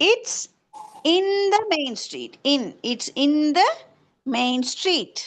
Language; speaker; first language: English; non-native, local second language; Tamil